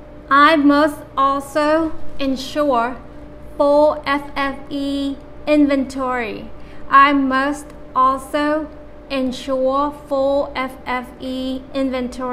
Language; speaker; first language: English; non-native, fluent; Vietnamese